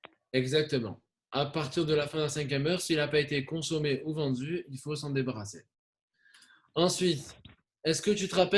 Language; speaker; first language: French; native; French